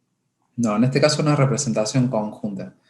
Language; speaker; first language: Spanish; native; Spanish